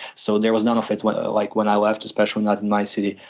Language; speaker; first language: English; non-native, fluent; Croatian